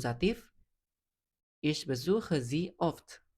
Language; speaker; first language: German; non-native, fluent; Indonesian